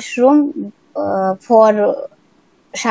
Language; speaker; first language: English; non-native, learner; Bangla